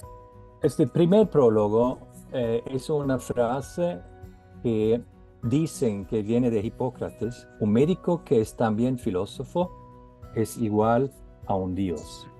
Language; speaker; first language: Spanish; non-native, fluent; Norwegian